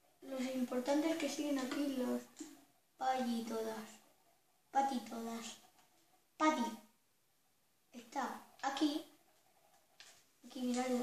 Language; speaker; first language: Spanish; native; Spanish